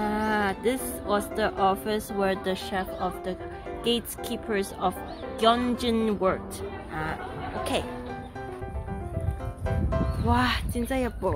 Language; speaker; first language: English; non-native, local second language; Cantonese